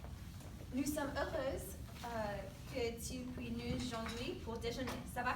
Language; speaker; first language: French; non-native, learner; English